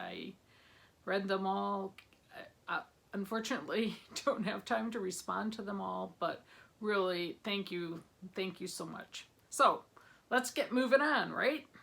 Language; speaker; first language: English; native; English